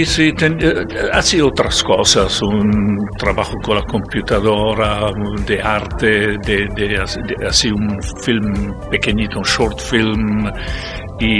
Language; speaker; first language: Spanish; non-native, learner; Italian